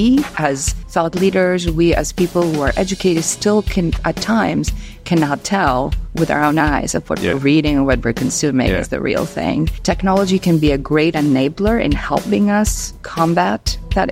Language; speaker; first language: English; non-native, fluent; Albanian